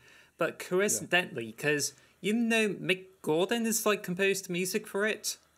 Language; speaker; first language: English; native; English